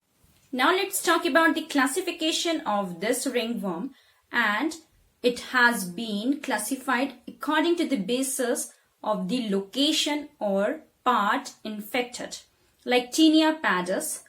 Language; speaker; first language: English; non-native, local second language; Hindi